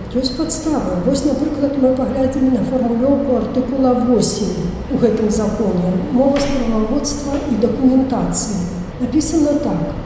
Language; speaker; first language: Belarusian; native; Belarusian